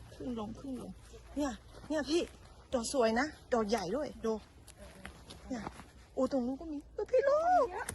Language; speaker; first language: Thai; native; Thai